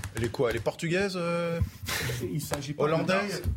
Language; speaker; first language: French; non-native, fluent; English